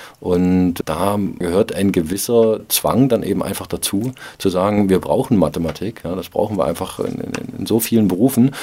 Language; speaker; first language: German; native; German